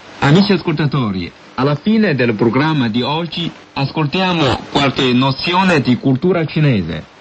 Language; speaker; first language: Italian; non-native, fluent; Chinese